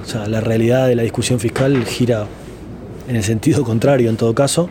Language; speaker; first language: Spanish; native; Spanish